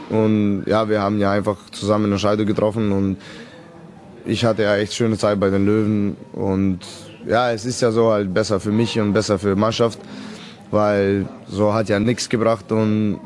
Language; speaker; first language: German; non-native, fluent; Serbian